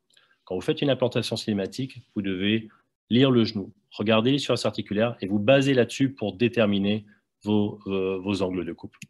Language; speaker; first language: French; native; French